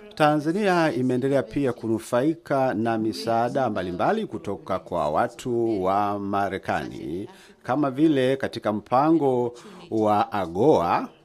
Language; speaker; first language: Swahili; native; Swahili